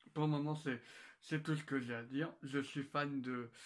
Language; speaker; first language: French; native; French